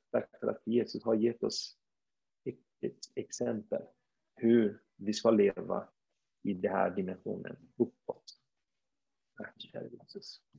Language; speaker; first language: Swedish; non-native, fluent; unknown